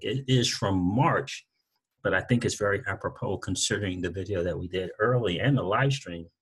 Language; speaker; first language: English; native; English